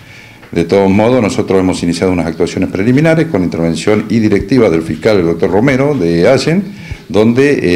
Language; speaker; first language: Spanish; native; Spanish